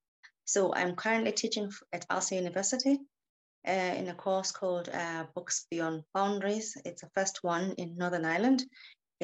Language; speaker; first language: English; native; English